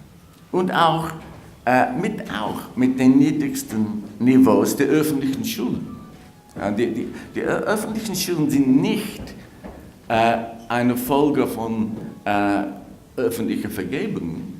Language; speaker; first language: German; non-native, fluent; English